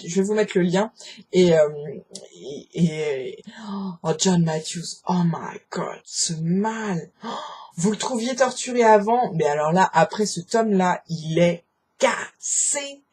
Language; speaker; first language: French; native; French